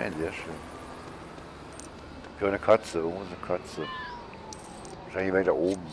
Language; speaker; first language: German; native; German